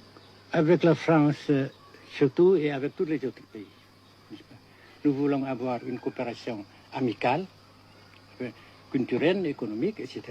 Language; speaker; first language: French; non-native, fluent; Vietnamese